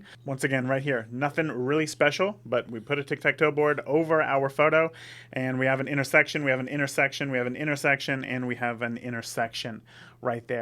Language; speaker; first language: English; native; English